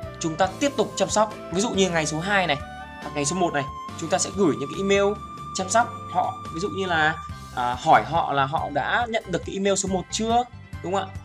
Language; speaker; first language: Vietnamese; native; Vietnamese